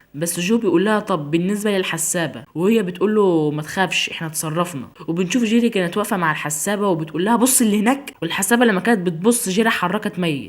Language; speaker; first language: Arabic; native; Arabic